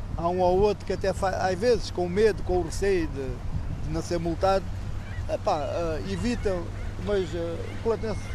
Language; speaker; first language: Portuguese; native; Portuguese